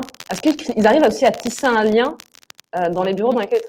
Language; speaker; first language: French; native; French